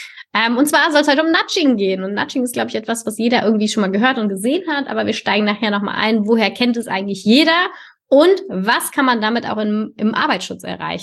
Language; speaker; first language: German; native; German